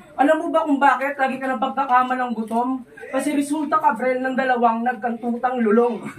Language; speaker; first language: Filipino; native; Filipino